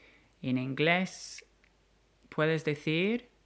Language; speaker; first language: Spanish; non-native, fluent; English